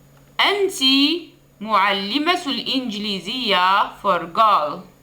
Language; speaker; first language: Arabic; native; Arabic